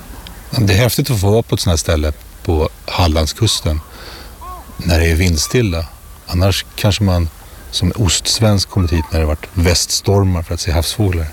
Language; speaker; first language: Swedish; native; Swedish